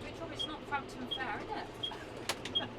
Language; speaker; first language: English; native; English